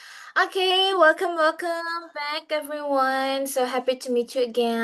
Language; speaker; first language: English; non-native, learner; Indonesian